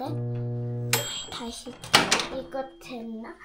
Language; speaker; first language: Korean; non-native, learner; Filipino